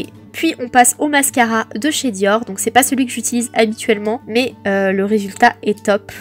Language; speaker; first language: French; native; French